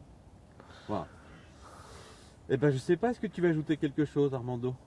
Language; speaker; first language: French; native; French